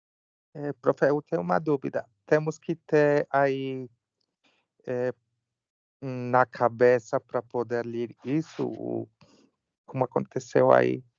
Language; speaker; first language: Portuguese; non-native, learner; Spanish